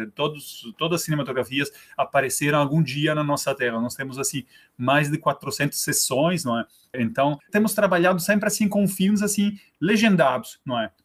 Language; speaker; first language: Portuguese; non-native, fluent; Italian